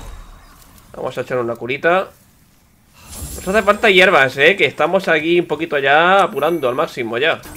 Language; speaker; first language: Spanish; native; Spanish